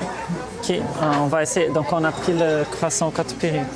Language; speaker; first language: French; early bilingual, heritage; Portuguese